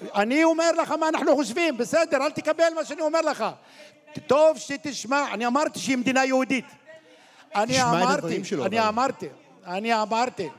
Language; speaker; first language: Hebrew; non-native, local second language; Arabic